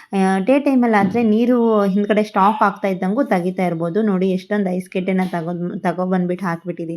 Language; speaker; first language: Kannada; native; Kannada